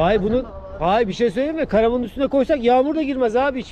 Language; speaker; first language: Turkish; native; Turkish